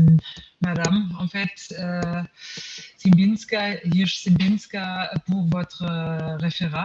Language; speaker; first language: French; non-native, fluent; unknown